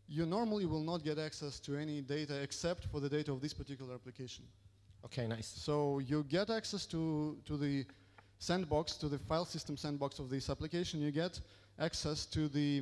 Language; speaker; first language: English; non-native, fluent; Russian